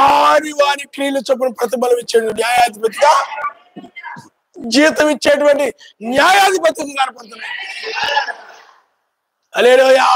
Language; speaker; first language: Telugu; native; Telugu